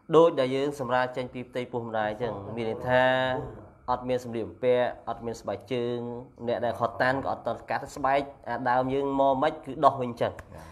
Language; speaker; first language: Khmer; non-native, local second language; Eastern Cham